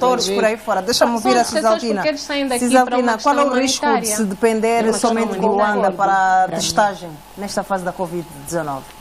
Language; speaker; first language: Portuguese; native; Portuguese